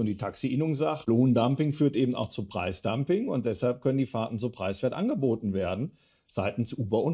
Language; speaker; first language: German; native; German